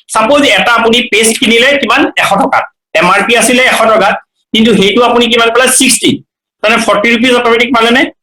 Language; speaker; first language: Assamese; non-native, local second language; Bangla